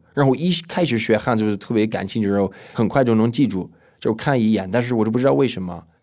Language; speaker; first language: Chinese; non-native, fluent; English